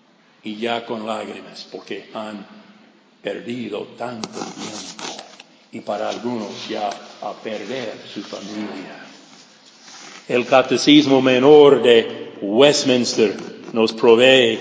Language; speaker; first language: Spanish; non-native, fluent; English